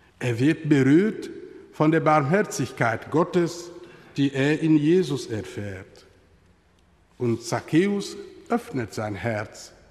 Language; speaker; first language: German; non-native, fluent; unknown